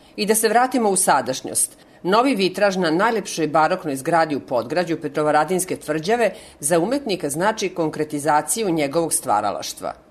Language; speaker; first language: Serbian; native; Serbian